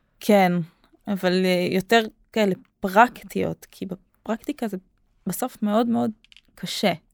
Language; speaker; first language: Hebrew; native; Hebrew